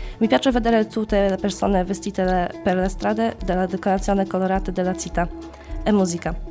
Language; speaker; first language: Italian; non-native, learner; Polish